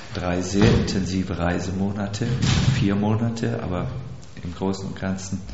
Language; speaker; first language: German; native; German